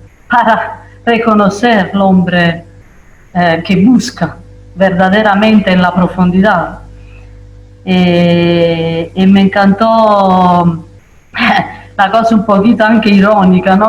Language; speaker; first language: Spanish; non-native, fluent; Italian